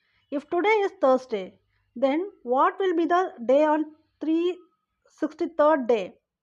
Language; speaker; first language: English; non-native, local second language; Tamil